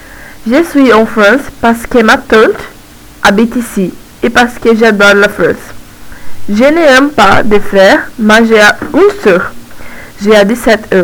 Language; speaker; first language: French; non-native, learner; Portuguese